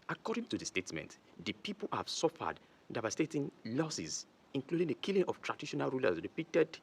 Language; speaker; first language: English; non-native, local second language; Yoruba